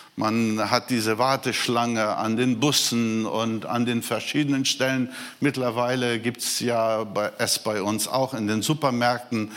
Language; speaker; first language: German; non-native, fluent; Portuguese